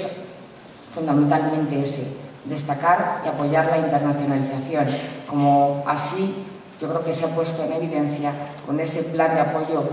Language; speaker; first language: Spanish; native; Spanish